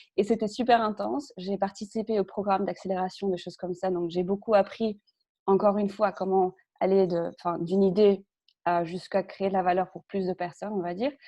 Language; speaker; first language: French; early bilingual, other home language; Spanish